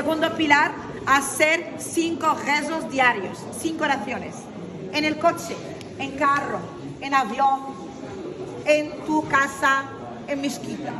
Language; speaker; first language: Spanish; non-native, fluent; Arabic